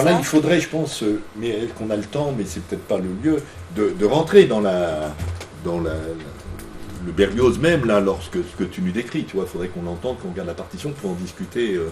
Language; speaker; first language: French; native; French